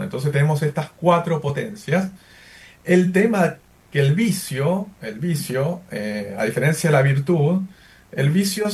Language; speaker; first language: Spanish; native; Spanish